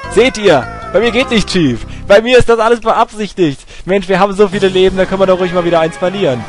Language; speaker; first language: German; native; German